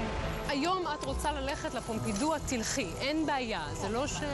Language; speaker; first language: Hebrew; native; Hebrew